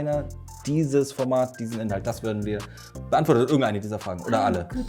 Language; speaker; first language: German; native; German